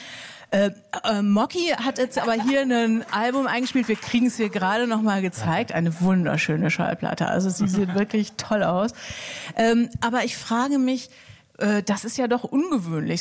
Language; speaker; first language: German; native; German